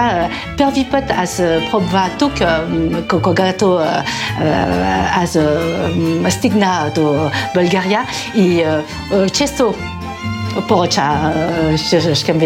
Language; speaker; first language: Bulgarian; non-native, learner; French